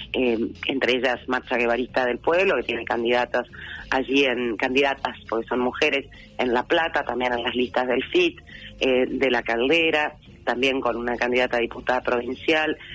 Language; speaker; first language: Spanish; native; Spanish